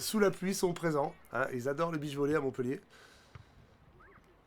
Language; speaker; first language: French; native; French